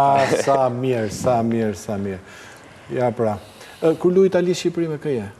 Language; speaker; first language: Albanian; native; Albanian